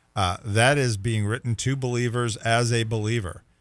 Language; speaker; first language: English; native; English